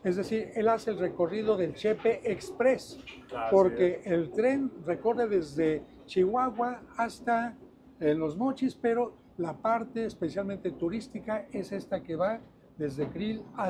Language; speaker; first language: Spanish; native; Spanish